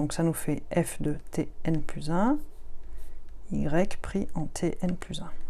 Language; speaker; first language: French; native; French